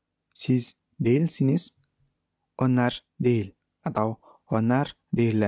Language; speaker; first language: Turkish; non-native, fluent; Indonesian